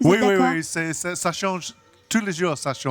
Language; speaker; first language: French; non-native, learner; English